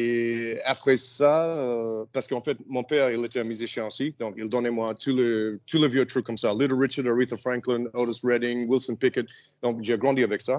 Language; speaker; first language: French; non-native, learner; English